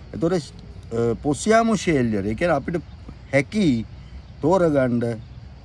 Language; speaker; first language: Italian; non-native, fluent; Sinhala